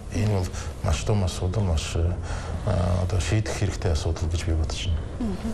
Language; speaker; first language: Mongolian; non-native, fluent; Russian